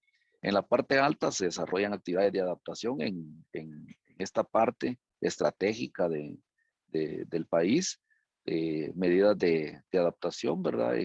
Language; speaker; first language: Spanish; native; Spanish